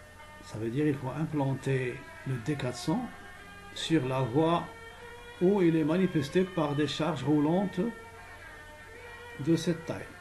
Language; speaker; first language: French; non-native, local second language; Arabic